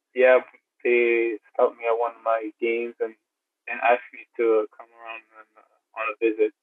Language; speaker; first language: English; native; English